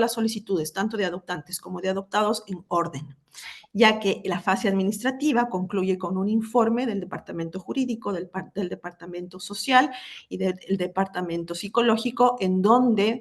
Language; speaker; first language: Spanish; native; Spanish